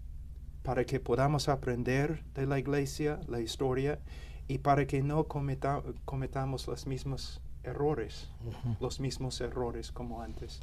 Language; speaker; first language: Spanish; non-native, fluent; English